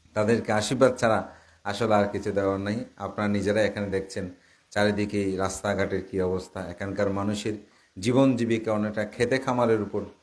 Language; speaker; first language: Bangla; native; Bangla